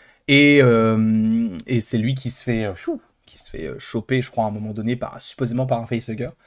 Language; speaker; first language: French; native; French